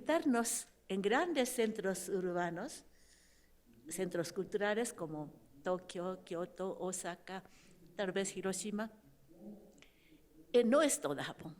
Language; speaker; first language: Spanish; non-native, fluent; Japanese